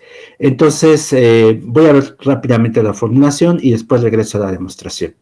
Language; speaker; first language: Spanish; native; Spanish